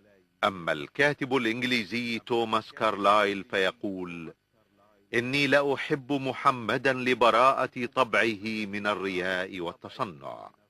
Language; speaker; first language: Arabic; native; Arabic